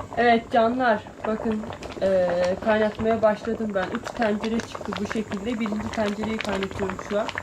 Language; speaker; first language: Turkish; native; Turkish